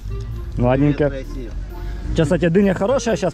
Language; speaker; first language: Russian; native; Russian